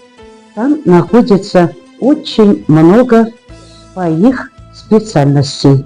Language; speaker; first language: Russian; non-native, local second language; Uzbek